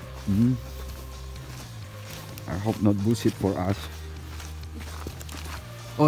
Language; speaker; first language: English; non-native, learner; Indonesian